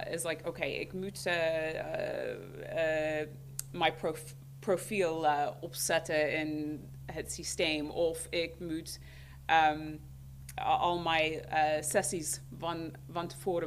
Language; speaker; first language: Dutch; non-native, fluent; English